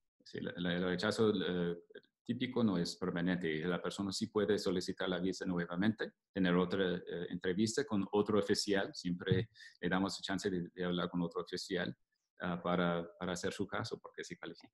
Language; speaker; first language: Spanish; non-native, fluent; English